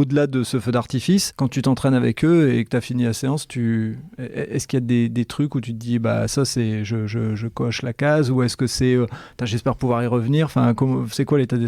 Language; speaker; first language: French; native; French